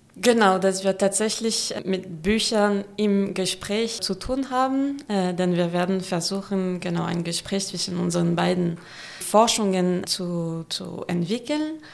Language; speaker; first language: German; non-native, fluent; French